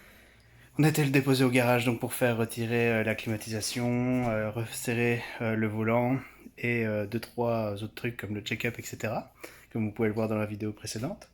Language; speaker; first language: French; native; French